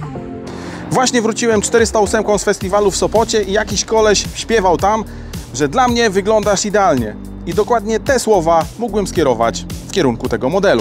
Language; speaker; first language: Polish; native; Polish